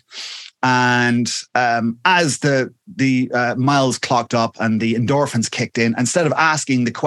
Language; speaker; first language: English; native; English